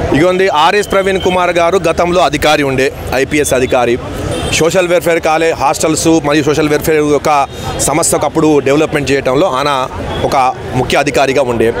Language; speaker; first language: Telugu; non-native, local second language; Urdu